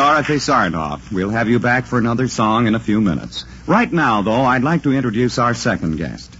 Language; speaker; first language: English; native; English